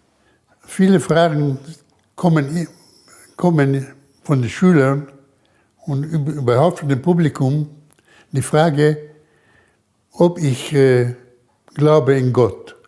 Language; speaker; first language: German; early bilingual, heritage; German